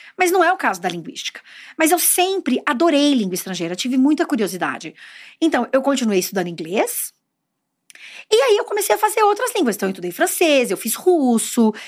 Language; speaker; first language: Portuguese; native; Portuguese